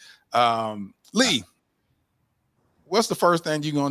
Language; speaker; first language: English; native; English